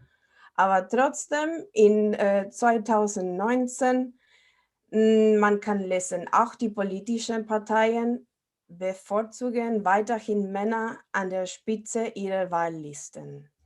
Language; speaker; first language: German; non-native, fluent; Spanish